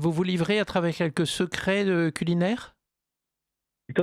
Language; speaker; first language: French; native; French